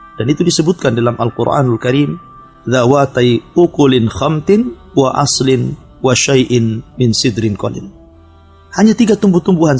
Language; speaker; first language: Indonesian; native; Indonesian